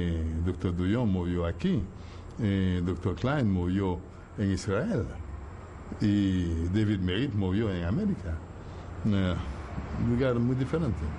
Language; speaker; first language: Spanish; non-native, fluent; Haitian Creole